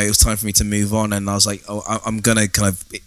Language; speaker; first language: English; native; English